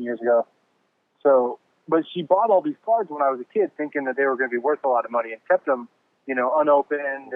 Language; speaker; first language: English; native; English